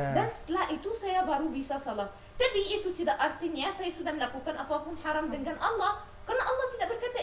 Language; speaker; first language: Indonesian; non-native, learner; Arabic